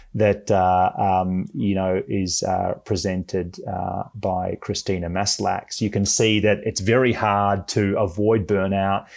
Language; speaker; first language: English; native; English